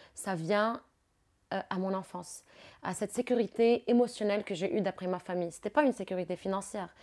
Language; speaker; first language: French; non-native, local second language; Arabic